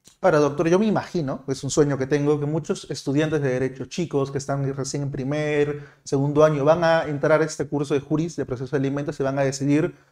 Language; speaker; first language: Spanish; native; Spanish